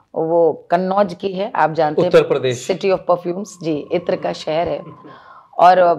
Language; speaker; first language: Hindi; native; Hindi